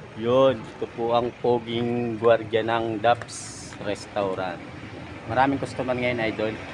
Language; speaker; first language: Filipino; native; Filipino